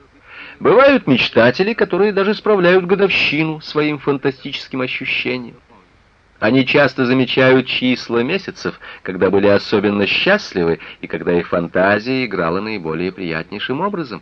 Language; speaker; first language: Russian; native; Russian